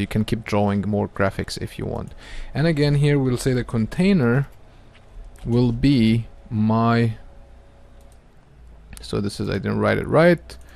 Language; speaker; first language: English; non-native, fluent; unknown